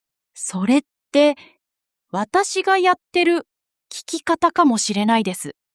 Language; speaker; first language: Japanese; non-native, fluent; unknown